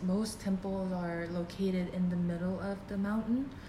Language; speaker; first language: English; non-native, fluent; Korean